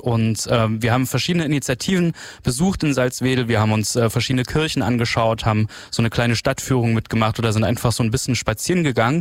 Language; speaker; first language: German; native; German